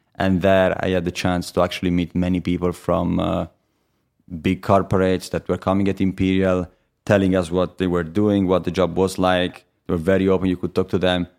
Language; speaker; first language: English; non-native, fluent; Italian